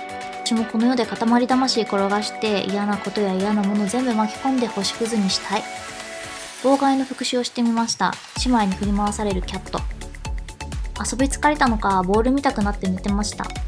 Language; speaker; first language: Japanese; native; Japanese